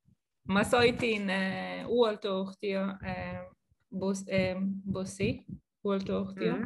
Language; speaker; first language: Finnish; non-native, learner; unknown